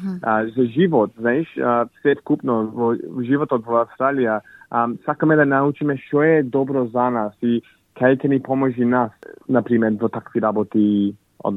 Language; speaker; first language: Macedonian; early bilingual, heritage; English